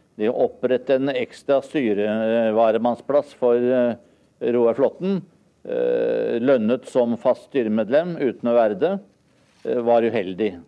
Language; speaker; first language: Norwegian; native; Norwegian